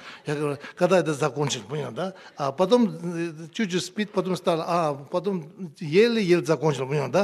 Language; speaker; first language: Russian; non-native, learner; Tibetan